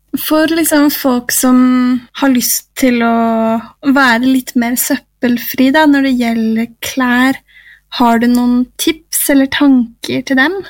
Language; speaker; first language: Norwegian; native; Norwegian